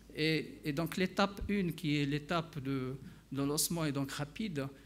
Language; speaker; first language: French; non-native, local second language; Arabic